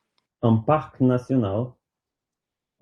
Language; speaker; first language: French; non-native, learner; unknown